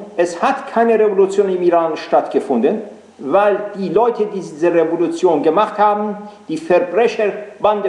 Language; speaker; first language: German; non-native, fluent; Persian